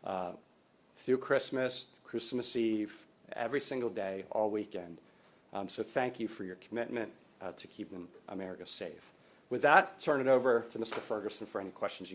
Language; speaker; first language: English; native; English